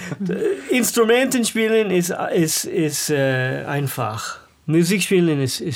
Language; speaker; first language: German; non-native, learner; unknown